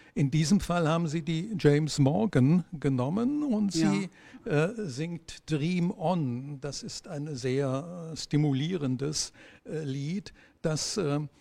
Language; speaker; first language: German; native; German